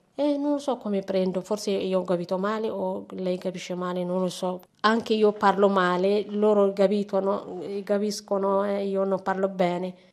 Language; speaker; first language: Italian; non-native, learner; Amharic